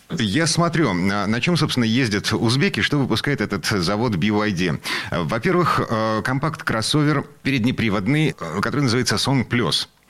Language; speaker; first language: Russian; native; Russian